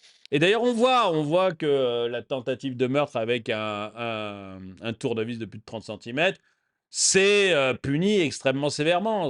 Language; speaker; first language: French; native; French